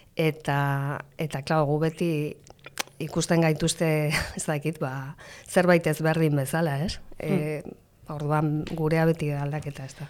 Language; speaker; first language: Basque; non-native, local second language; Spanish